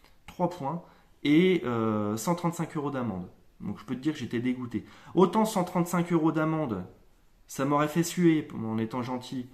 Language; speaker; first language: French; native; French